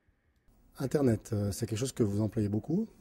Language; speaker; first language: French; native; French